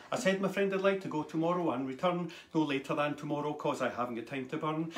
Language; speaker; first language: English; native; English